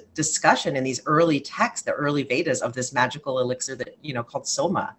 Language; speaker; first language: English; native; English